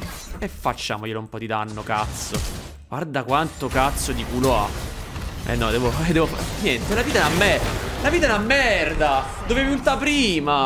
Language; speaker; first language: Italian; native; Italian